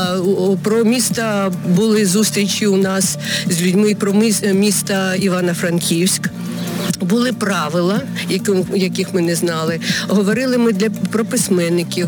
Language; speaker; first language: Ukrainian; non-native, local second language; Russian